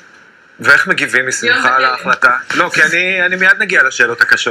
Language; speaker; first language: Hebrew; native; Hebrew